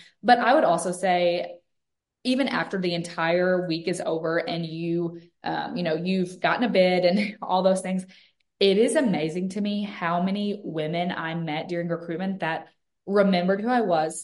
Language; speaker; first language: English; native; English